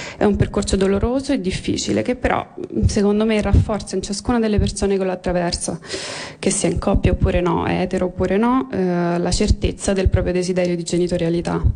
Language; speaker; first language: Italian; native; Italian